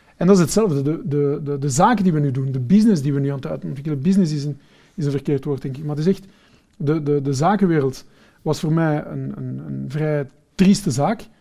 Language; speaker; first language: Dutch; early bilingual, other home language; Portuguese